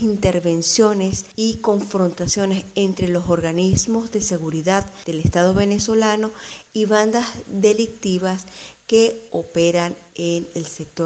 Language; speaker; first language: Spanish; native; Spanish